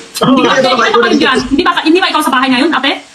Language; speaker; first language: Filipino; non-native, learner; Chinese